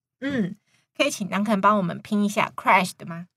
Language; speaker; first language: Chinese; native; Chinese